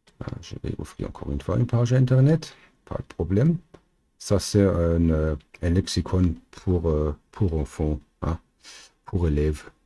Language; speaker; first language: French; non-native, learner; German